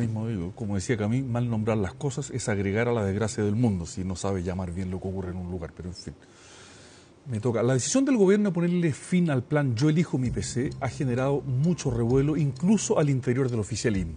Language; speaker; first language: Spanish; native; Spanish